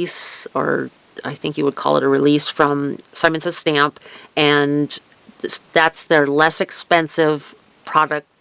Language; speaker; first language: English; native; English